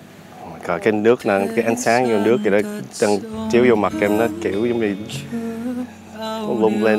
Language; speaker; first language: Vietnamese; early bilingual, heritage; Vietnamese